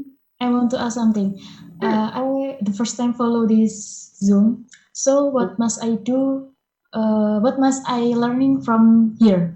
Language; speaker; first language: English; non-native, learner; Indonesian